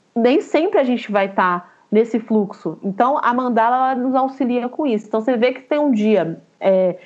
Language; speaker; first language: Portuguese; native; Portuguese